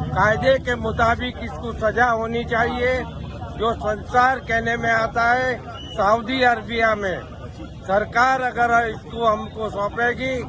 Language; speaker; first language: Hindi; non-native, local second language; Gujarati